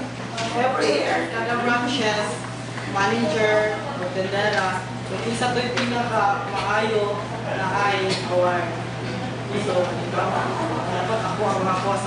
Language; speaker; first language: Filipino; non-native, local second language; Cebuano